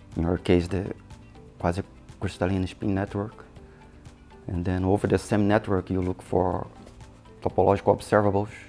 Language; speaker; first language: English; non-native, fluent; Portuguese